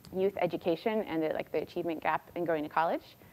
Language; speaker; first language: English; native; English